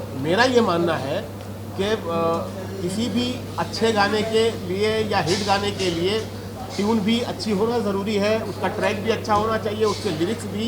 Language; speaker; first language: Hindi; native; Hindi